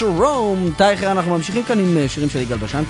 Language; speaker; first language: Hebrew; native; Hebrew